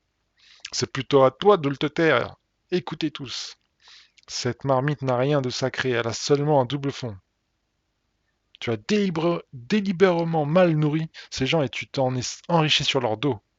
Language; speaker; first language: French; native; French